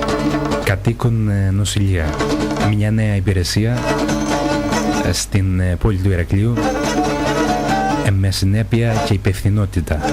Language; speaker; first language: Greek; native; Greek